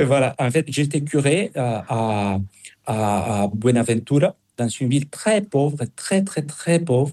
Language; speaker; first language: French; non-native, fluent; Spanish